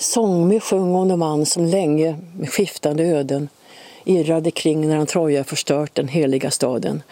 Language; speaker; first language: Swedish; native; Swedish